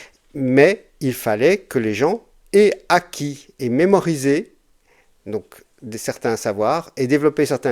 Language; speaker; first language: French; native; French